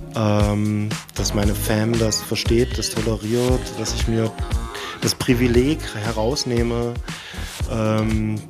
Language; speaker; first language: German; native; German